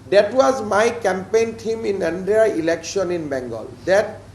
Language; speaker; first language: English; non-native, local second language; Assamese